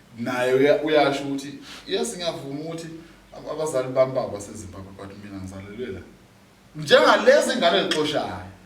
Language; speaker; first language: Zulu; native; Zulu